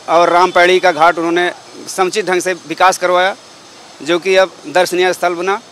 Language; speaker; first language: Hindi; native; Hindi